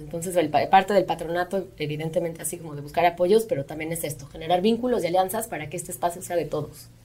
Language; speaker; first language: Spanish; native; Spanish